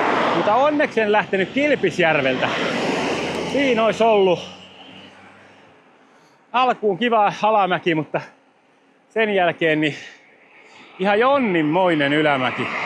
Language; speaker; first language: Finnish; native; Finnish